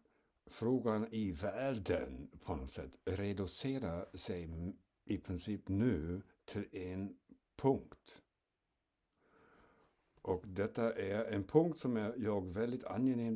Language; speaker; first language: Swedish; non-native, fluent; German